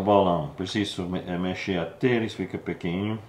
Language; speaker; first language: Portuguese; non-native, learner; English